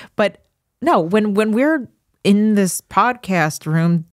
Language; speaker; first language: English; native; English